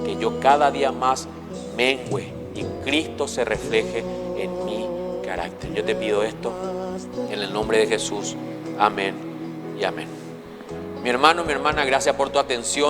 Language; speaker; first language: Spanish; native; Spanish